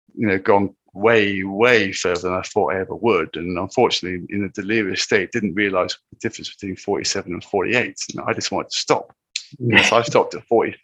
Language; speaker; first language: English; native; English